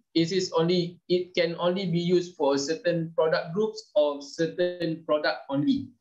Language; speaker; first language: English; non-native, local second language; Malay